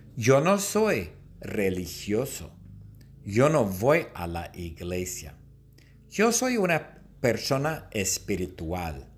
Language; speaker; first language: Spanish; non-native, fluent; English